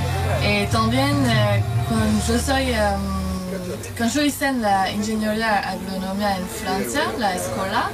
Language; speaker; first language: Spanish; non-native, learner; French